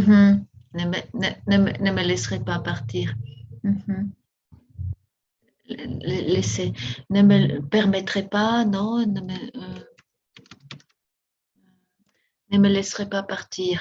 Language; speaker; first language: French; non-native, fluent; Spanish